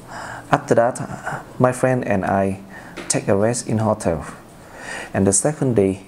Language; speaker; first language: English; non-native, learner; Vietnamese